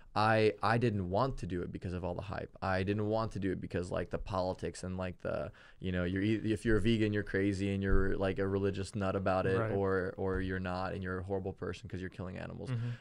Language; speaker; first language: English; early bilingual, other home language; German